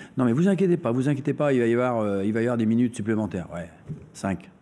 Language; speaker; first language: French; native; French